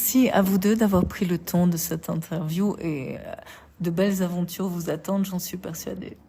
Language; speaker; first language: French; native; French